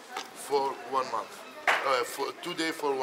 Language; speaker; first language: English; non-native, learner; Arabic